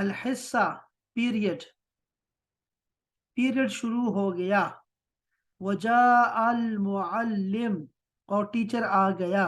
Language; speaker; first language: Urdu; native; Urdu